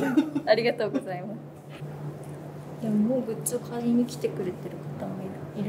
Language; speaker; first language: Japanese; native; Japanese